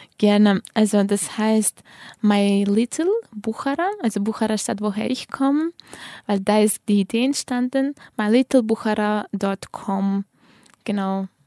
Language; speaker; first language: German; non-native, fluent; Tajik